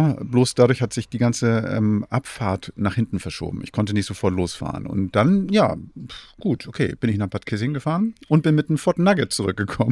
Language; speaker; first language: German; native; German